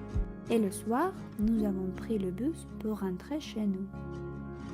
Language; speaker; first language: French; non-native, fluent; Russian